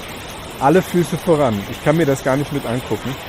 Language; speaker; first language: German; native; German